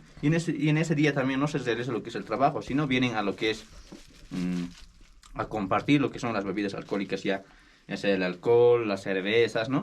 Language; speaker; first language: Spanish; native; Spanish